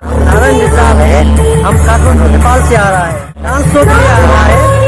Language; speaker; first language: Hindi; non-native, learner; Nepali